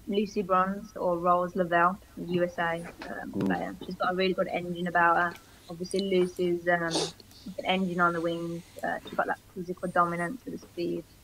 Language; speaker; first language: English; early bilingual, other home language; Greek